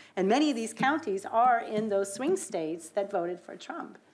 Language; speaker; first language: English; native; English